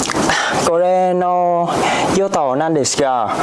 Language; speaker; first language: Japanese; non-native, learner; Vietnamese